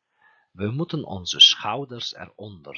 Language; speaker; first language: Dutch; non-native, fluent; Turkish